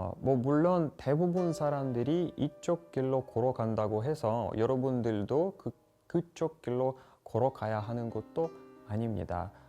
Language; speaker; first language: Korean; non-native, fluent; Russian